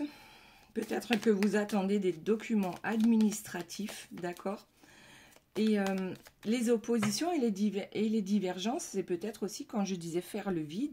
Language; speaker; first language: French; native; French